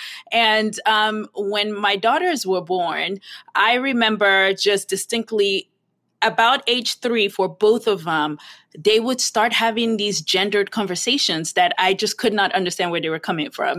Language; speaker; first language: English; non-native, local second language; Yoruba